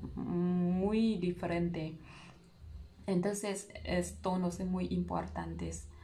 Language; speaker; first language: Spanish; non-native, learner; Vietnamese